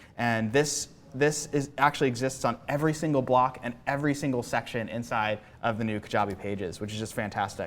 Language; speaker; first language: English; native; English